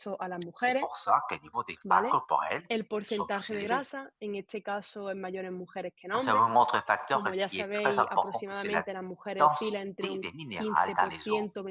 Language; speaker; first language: French; non-native, learner; Spanish